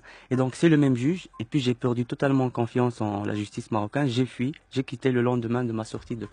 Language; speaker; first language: French; non-native, local second language; Arabic